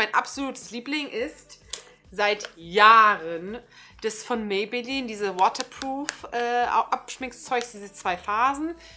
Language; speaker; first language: German; early bilingual, other home language; Turkish